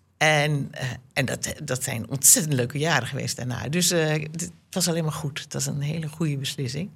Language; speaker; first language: Dutch; native; Dutch